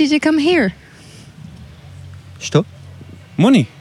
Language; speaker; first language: English; non-native, learner; French